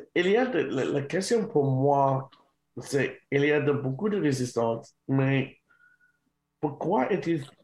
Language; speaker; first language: French; non-native, learner; English